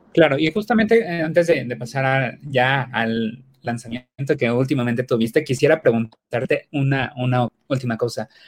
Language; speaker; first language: Spanish; native; Spanish